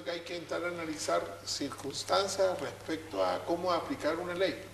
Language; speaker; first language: Spanish; native; Spanish